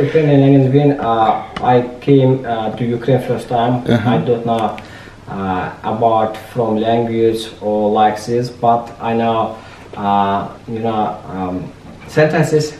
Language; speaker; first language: English; non-native, learner; Azerbaijani